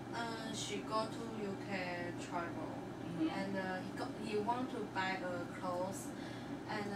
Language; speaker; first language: English; non-native, learner; Chinese